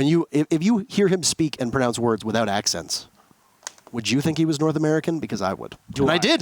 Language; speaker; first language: English; native; English